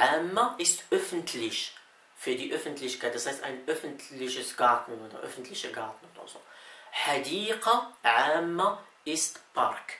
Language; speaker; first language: German; non-native, fluent; Arabic